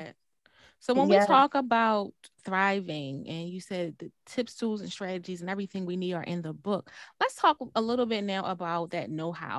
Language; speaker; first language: English; native; English